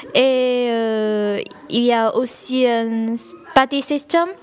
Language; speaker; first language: French; non-native, fluent; Chinese